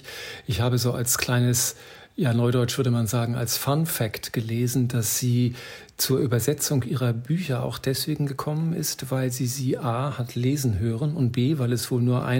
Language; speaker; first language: German; native; German